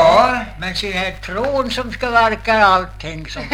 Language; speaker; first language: Swedish; native; Swedish